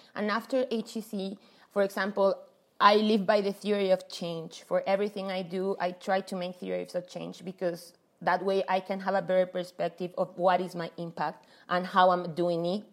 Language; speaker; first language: English; non-native, fluent; Spanish